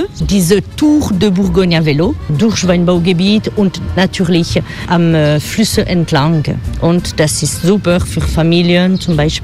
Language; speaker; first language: German; non-native, fluent; French